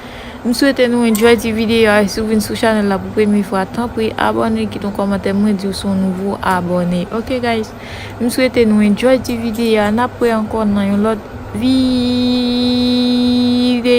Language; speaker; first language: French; non-native, local second language; Haitian Creole